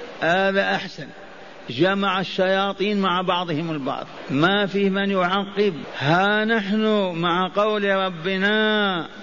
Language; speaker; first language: Arabic; native; Arabic